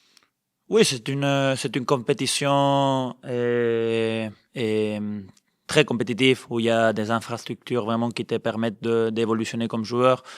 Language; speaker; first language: French; non-native, fluent; Spanish